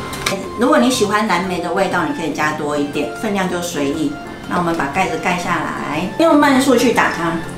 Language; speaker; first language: Chinese; native; Chinese